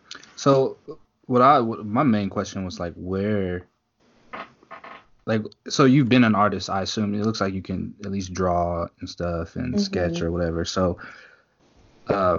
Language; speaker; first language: English; native; English